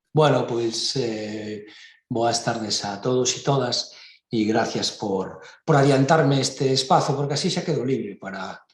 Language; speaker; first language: Spanish; native; Spanish